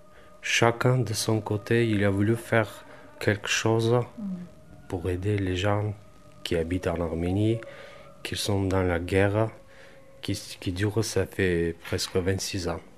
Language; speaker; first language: French; non-native, fluent; Armenian